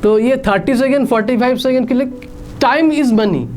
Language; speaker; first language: Hindi; non-native, local second language; Bangla